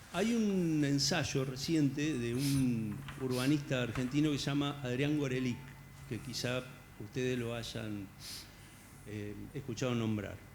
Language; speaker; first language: Spanish; native; Spanish